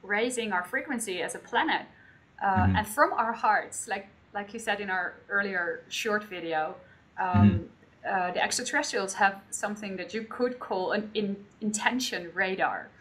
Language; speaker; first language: English; non-native, fluent; Dutch